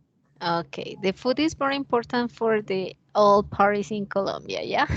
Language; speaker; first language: English; non-native, learner; Spanish